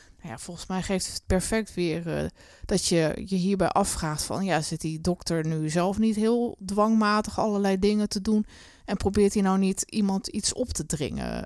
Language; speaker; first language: Dutch; native; Dutch